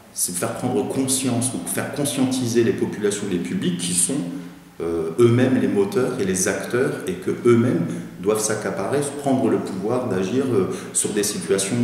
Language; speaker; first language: French; native; French